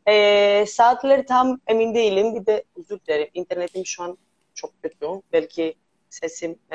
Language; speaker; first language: Turkish; non-native, learner; Greek